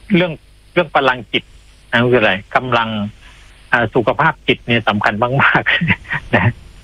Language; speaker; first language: Thai; native; Thai